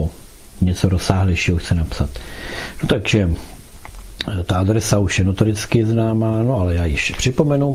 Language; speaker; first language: Czech; native; Czech